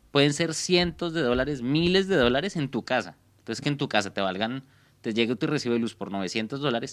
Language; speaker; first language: Spanish; native; Spanish